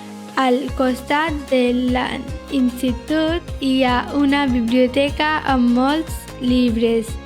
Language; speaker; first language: Catalan; non-native, learner; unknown